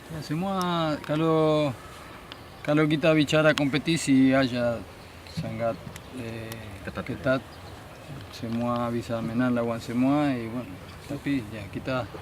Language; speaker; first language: Indonesian; non-native, fluent; Spanish